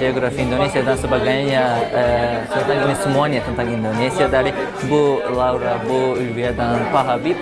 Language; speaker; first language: Indonesian; non-native, learner; Azerbaijani